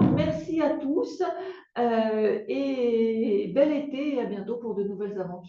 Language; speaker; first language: French; native; French